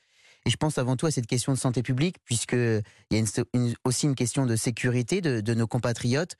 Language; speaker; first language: French; native; French